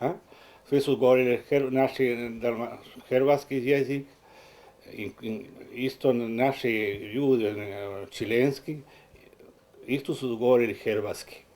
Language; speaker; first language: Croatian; early bilingual, heritage; Spanish